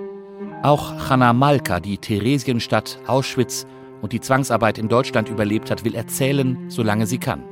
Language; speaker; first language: German; native; German